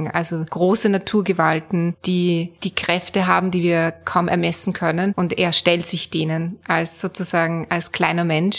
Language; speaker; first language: German; native; German